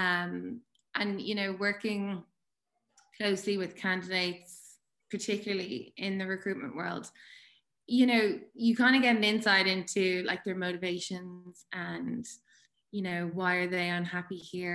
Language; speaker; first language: English; native; English